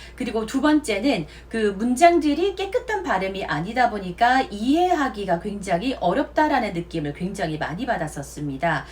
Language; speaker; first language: Korean; native; Korean